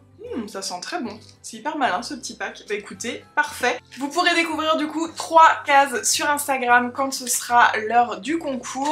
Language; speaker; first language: French; native; French